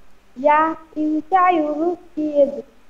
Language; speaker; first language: Russian; non-native, learner; Vietnamese